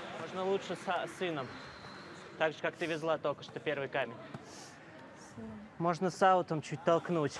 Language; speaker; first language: Russian; native; Russian